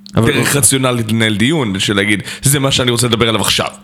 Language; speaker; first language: Hebrew; native; Hebrew